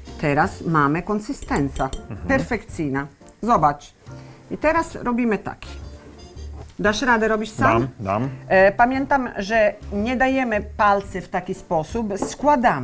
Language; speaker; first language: Polish; non-native, learner; Italian